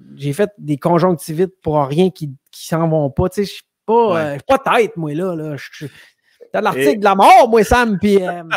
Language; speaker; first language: French; native; French